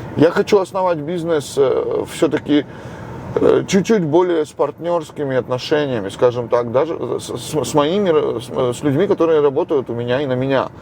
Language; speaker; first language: Russian; non-native, local second language; Georgian